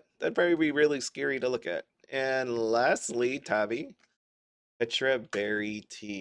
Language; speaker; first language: English; native; English